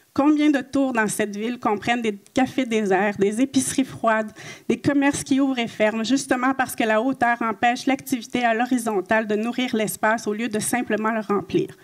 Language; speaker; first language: French; native; French